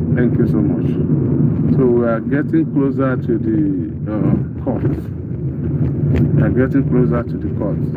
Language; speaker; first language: English; non-native, local second language; Yoruba